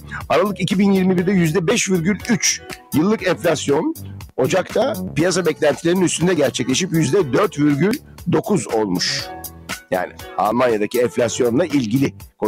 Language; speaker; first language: Turkish; native; Turkish